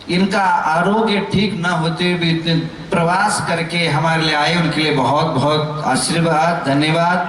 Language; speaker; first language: Hindi; non-native, local second language; Kannada